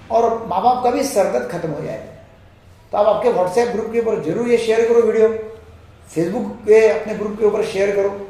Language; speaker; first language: Hindi; non-native, local second language; Marathi